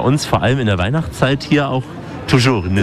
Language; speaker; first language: German; native; German